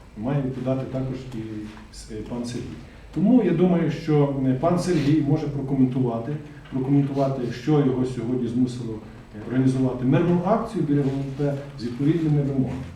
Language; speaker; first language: Ukrainian; native; Ukrainian